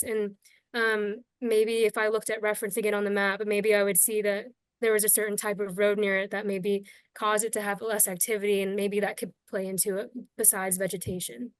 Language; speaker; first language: English; native; English